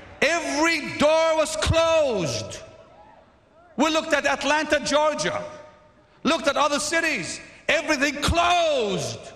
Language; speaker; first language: English; non-native, fluent; Arabic